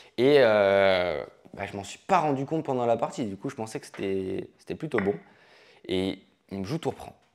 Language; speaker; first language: French; native; French